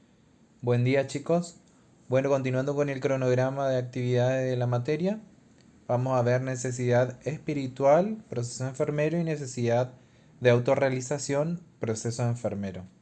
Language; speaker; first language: Spanish; native; Spanish